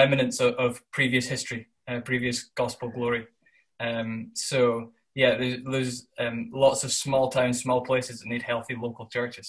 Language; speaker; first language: English; native; English